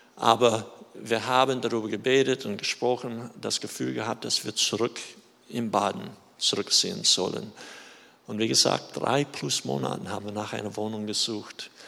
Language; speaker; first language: German; non-native, fluent; English